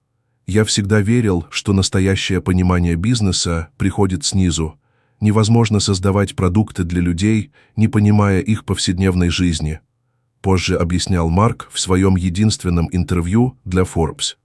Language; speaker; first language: Russian; native; Russian